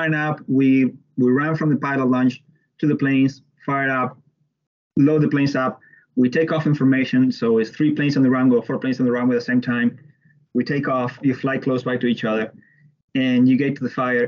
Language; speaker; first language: English; non-native, fluent; Spanish